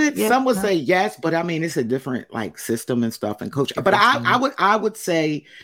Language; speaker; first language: English; native; English